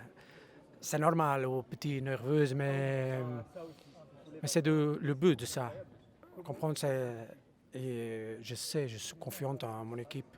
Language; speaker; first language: French; non-native, learner; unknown